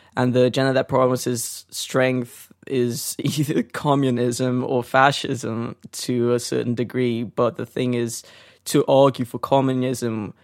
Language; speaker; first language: English; non-native, fluent; Portuguese